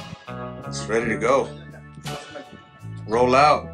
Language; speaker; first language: English; native; English